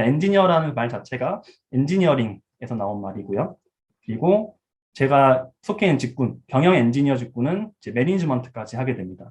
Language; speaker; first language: Korean; early bilingual, heritage; Korean